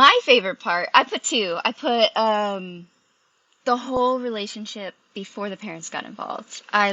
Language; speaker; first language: English; native; English